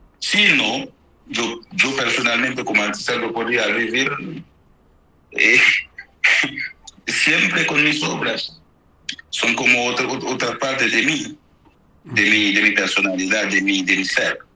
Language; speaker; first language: Spanish; non-native, fluent; Haitian Creole